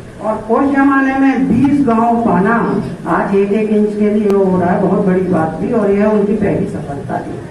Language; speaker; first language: Hindi; native; Hindi